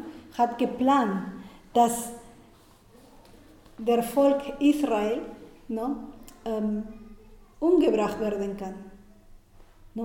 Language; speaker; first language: German; non-native, fluent; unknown